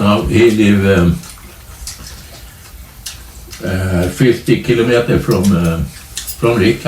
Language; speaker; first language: English; non-native, learner; Swedish